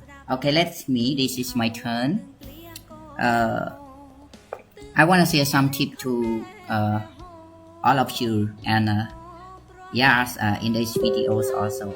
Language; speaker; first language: English; non-native, learner; Khmer